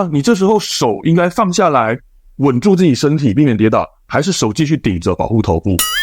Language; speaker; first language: Chinese; native; Chinese